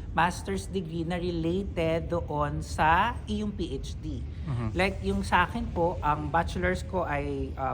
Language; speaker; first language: Filipino; native; Filipino